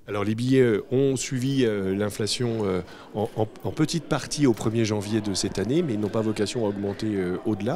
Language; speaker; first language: French; native; French